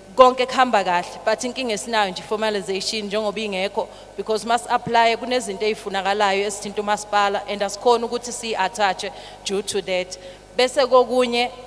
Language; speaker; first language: Zulu; native; Zulu